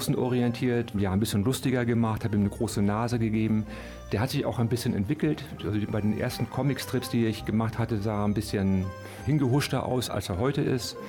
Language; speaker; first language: German; native; German